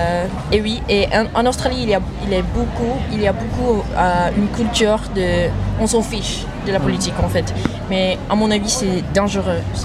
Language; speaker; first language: French; non-native, learner; English